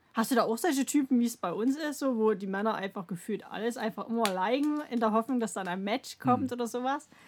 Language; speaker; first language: German; native; German